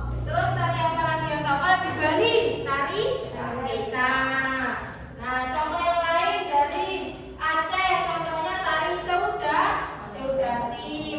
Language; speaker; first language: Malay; non-native, local second language; Javanese